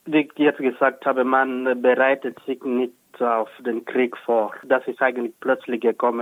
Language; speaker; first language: German; non-native, fluent; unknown